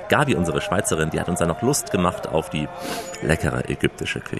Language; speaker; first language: German; native; German